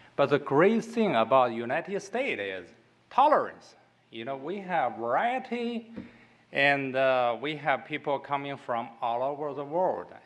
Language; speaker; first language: English; non-native, fluent; Chinese